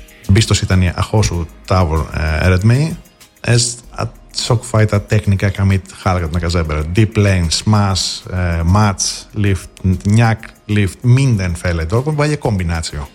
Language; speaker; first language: Hungarian; non-native, fluent; Greek